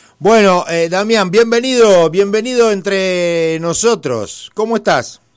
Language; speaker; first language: Spanish; non-native, fluent; Italian